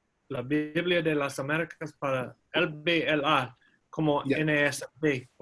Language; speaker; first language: Spanish; non-native, learner; English